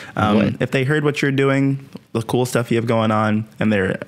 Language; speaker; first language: English; native; English